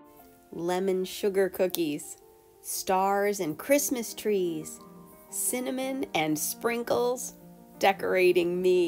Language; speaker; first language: English; native; English